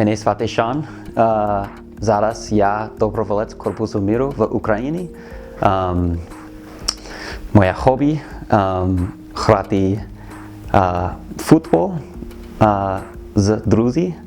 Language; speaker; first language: Ukrainian; non-native, learner; English